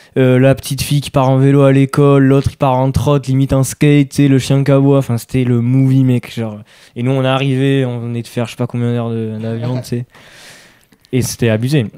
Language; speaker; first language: French; native; French